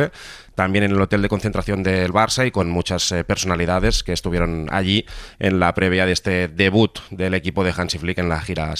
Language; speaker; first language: Spanish; native; Spanish